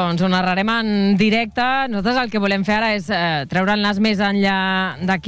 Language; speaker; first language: Catalan; native; Catalan